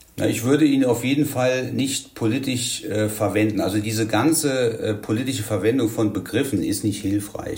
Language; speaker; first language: German; native; German